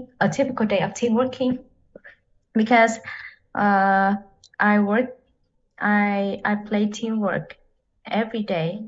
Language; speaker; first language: English; non-native, learner; Vietnamese